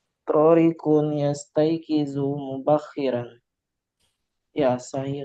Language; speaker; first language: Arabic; non-native, learner; Indonesian